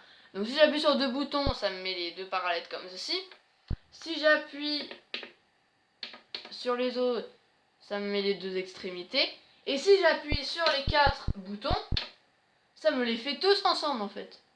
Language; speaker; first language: French; native; French